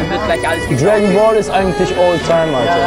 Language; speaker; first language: German; native; German